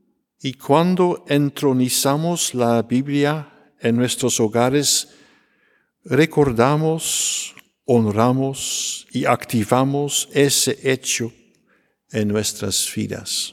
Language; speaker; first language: Spanish; non-native, fluent; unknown